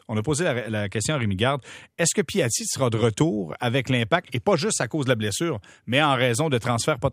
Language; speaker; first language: French; native; French